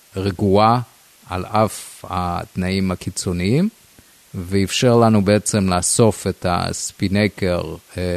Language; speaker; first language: Hebrew; native; Hebrew